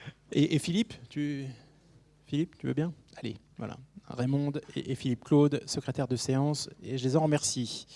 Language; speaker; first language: French; native; French